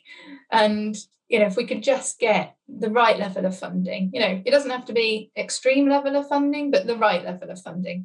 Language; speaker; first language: English; native; English